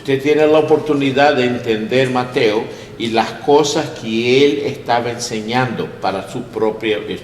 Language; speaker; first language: Spanish; non-native, learner; English